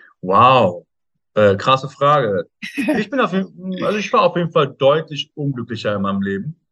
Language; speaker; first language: German; native; German